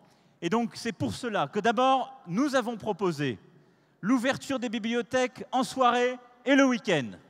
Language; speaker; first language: French; native; French